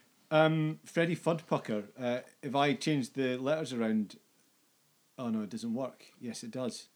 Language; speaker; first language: English; native; English